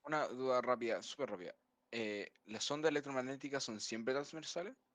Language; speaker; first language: Spanish; native; Spanish